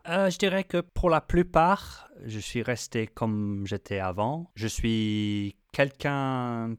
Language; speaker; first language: French; non-native, fluent; English